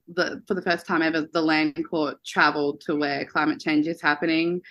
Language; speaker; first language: English; native; English